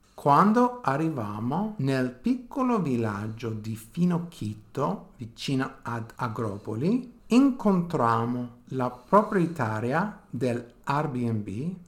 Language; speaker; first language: Italian; non-native, learner; English